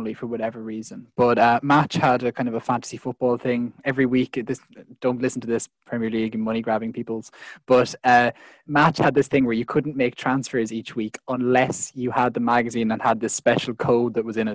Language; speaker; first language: English; native; English